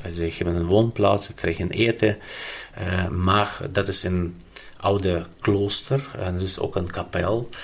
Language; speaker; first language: Dutch; non-native, fluent; Ukrainian